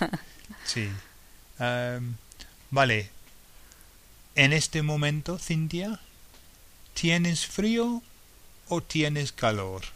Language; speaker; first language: Spanish; non-native, fluent; English